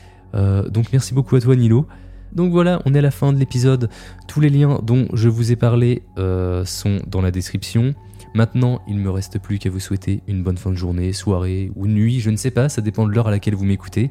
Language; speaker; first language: French; native; French